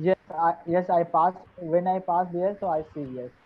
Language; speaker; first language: English; non-native, learner; Hindi